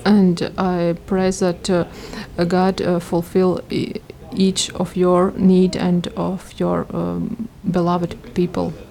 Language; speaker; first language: English; non-native, learner; Latvian